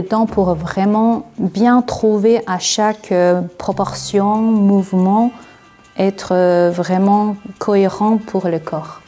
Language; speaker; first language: French; non-native, fluent; Chinese